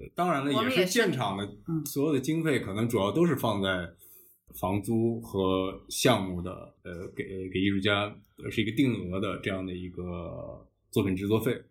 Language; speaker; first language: Chinese; native; Chinese